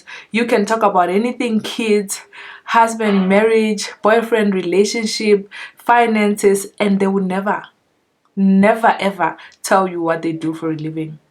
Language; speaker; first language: English; non-native, local second language; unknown